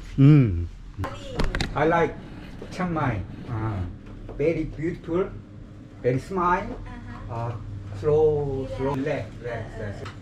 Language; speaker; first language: English; non-native, learner; Korean